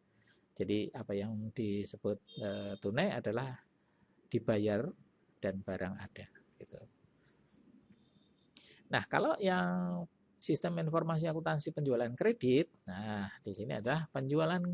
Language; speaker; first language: Indonesian; native; Indonesian